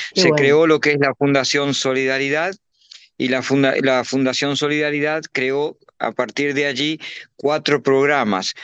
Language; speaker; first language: Spanish; native; Spanish